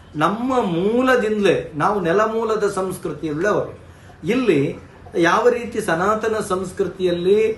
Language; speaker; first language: Kannada; non-native, local second language; Tulu